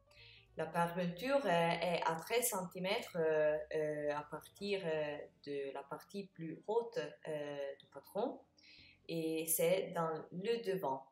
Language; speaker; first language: French; non-native, fluent; Italian